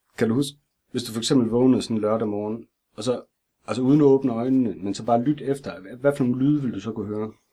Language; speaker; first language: Danish; native; Danish